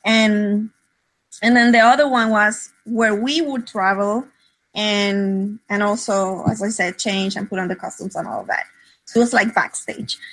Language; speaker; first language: English; non-native, fluent; Spanish